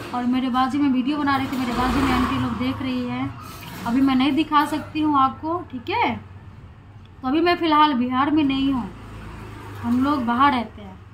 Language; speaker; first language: Hindi; native; Hindi